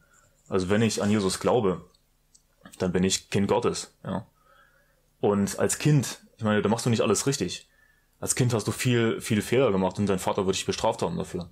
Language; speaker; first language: German; native; German